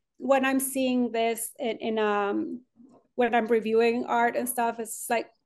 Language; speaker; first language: English; non-native, fluent; Spanish